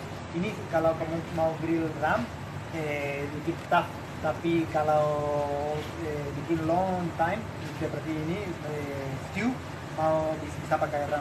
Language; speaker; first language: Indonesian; non-native, learner; Spanish